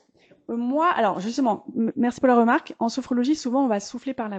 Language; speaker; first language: French; native; French